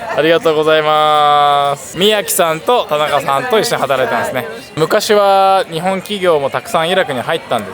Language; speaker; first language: Japanese; native; Japanese